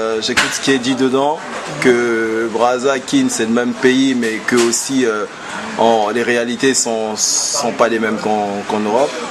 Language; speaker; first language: French; native; French